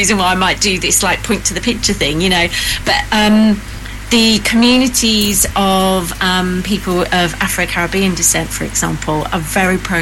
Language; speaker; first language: English; native; English